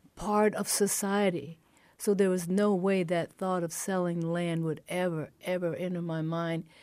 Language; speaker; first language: English; native; English